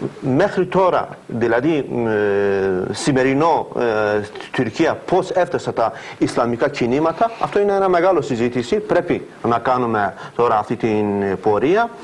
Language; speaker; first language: Greek; non-native, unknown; Turkish